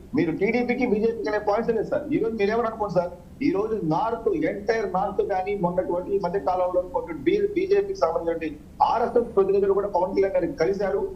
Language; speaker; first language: Telugu; native; Telugu